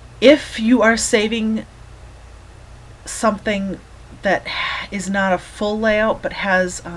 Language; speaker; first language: English; native; English